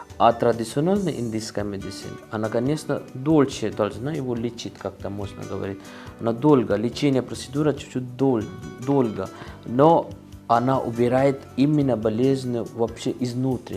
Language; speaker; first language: Russian; non-native, learner; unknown